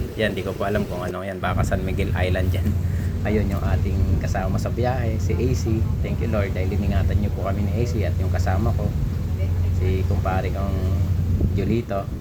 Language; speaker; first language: Filipino; non-native, local second language; Bikol